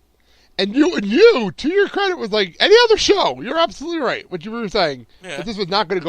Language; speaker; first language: English; native; English